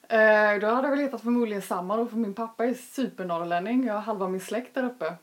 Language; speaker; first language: Swedish; native; Swedish